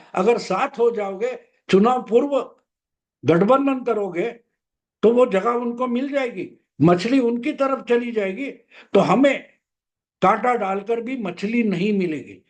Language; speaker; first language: Hindi; non-native, local second language; Marathi